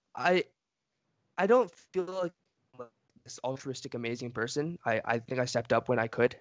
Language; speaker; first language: English; native; English